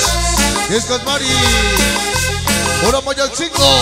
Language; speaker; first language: Spanish; native; Spanish